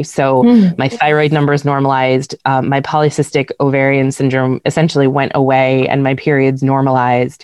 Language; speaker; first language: English; native; English